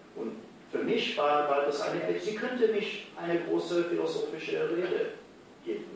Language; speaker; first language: German; non-native, fluent; English